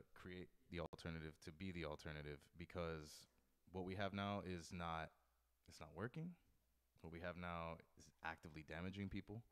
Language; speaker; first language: English; native; English